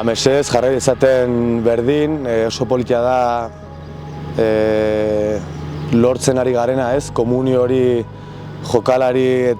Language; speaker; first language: Basque; non-native, local second language; Spanish